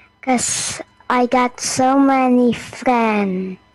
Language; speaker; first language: English; non-native, learner; Indonesian